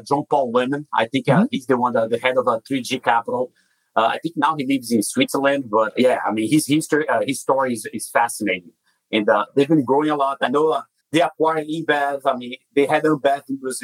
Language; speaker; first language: English; non-native, fluent; Portuguese